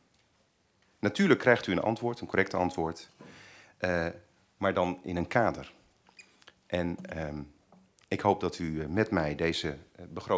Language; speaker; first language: Dutch; native; Dutch